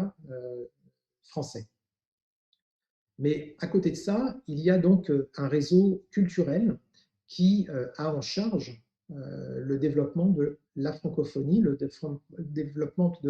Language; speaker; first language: French; native; French